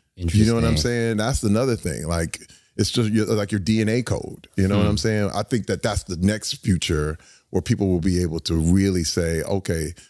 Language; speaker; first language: English; native; English